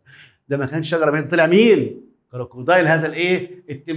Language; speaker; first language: Arabic; native; Arabic